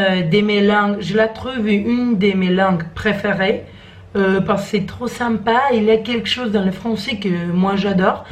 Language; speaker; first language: French; non-native, learner; Croatian